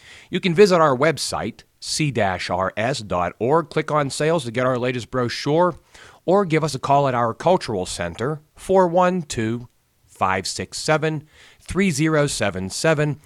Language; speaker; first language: English; native; English